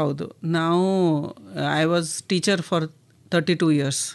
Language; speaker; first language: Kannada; non-native, local second language; Malayalam